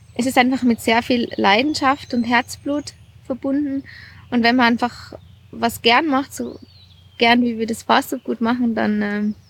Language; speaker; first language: German; native; German